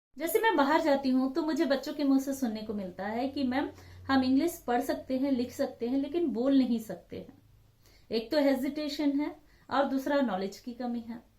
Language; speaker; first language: Hindi; non-native, local second language; Telugu